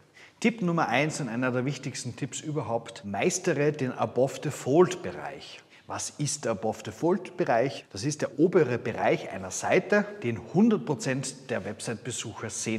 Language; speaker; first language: German; native; German